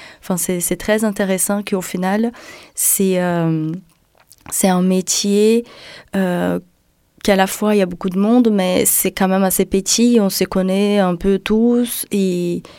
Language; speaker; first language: French; non-native, fluent; Portuguese